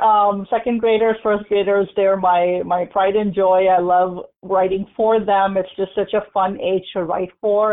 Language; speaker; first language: English; non-native, local second language; Urdu